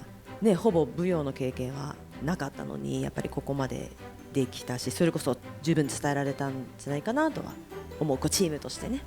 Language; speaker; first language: Japanese; native; Japanese